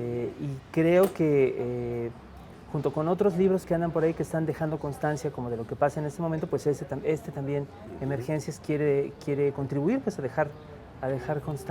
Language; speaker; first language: Spanish; native; Spanish